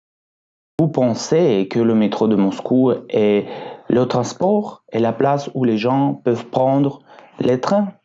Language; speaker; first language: French; non-native, fluent; Russian